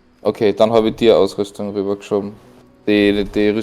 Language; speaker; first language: German; native; German